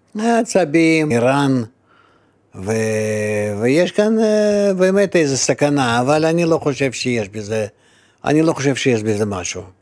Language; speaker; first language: Hebrew; non-native, fluent; Russian